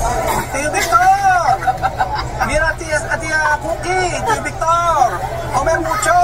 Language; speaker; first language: Spanish; non-native, learner; Filipino